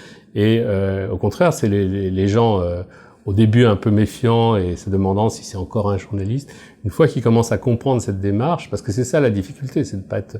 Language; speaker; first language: French; native; French